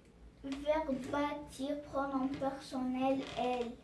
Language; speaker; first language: French; non-native, learner; Arabic